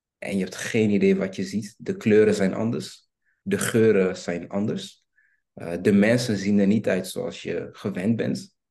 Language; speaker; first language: Dutch; early bilingual, other home language; Kinyarwanda